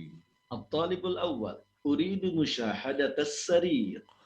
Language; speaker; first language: Arabic; non-native, fluent; Indonesian